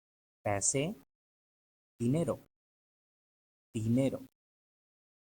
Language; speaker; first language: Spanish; non-native, fluent; Urdu